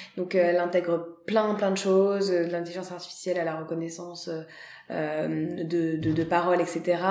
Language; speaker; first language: French; native; French